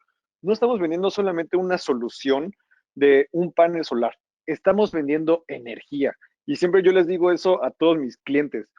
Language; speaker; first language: Spanish; native; Spanish